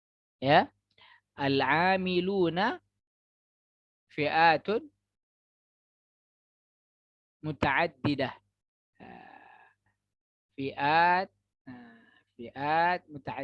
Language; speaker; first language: Arabic; non-native, fluent; Indonesian